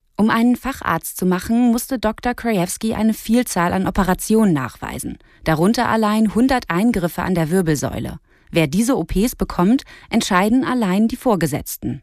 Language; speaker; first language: German; native; German